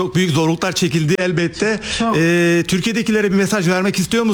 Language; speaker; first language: Turkish; native; Turkish